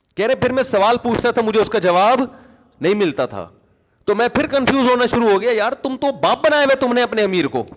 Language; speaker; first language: Urdu; native; Urdu